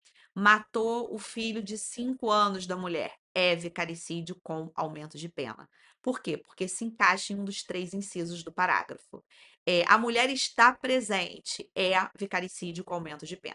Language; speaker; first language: Portuguese; native; Portuguese